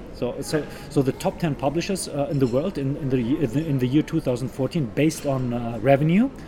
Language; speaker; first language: English; non-native, fluent; German